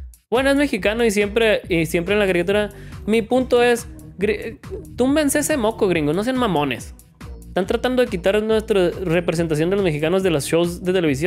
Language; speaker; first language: Spanish; native; Spanish